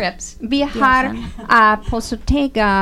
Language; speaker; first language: Spanish; non-native, learner; English